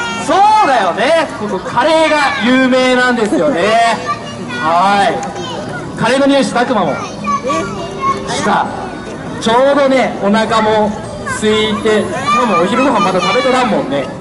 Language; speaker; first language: Japanese; native; Japanese